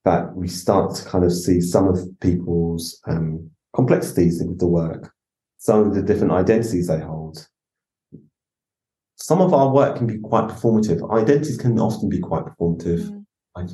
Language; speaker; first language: English; native; English